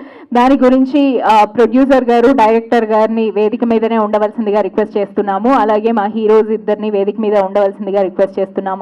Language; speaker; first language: Telugu; native; Telugu